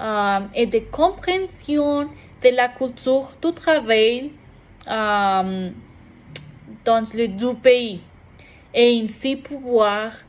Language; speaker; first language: French; non-native, learner; Spanish